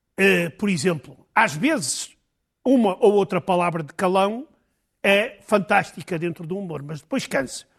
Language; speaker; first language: Portuguese; native; Portuguese